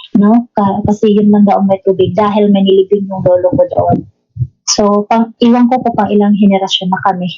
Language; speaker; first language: Filipino; non-native, local second language; Cebuano